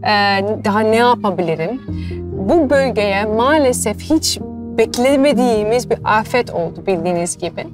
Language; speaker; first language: Turkish; early bilingual, heritage; Turkish